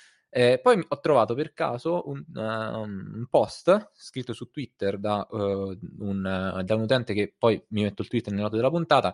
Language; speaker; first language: Italian; native; Italian